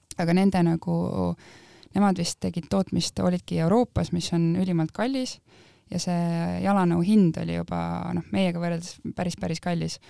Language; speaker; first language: Estonian; native; Estonian